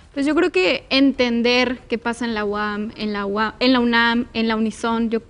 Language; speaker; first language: Spanish; native; Spanish